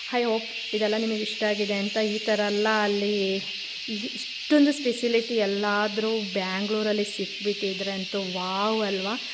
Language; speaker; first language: Kannada; non-native, local second language; Kodava